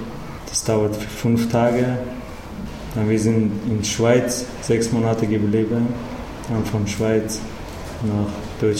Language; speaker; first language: German; non-native, learner; Persian